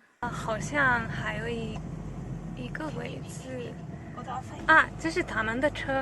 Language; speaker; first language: Chinese; non-native, learner; Hungarian